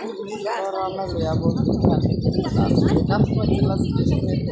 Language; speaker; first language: Greek; non-native, learner; Armenian